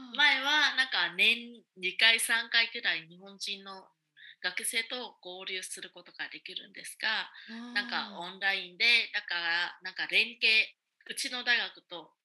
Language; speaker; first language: Japanese; non-native, fluent; Vietnamese